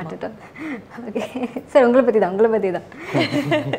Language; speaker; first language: Tamil; native; Tamil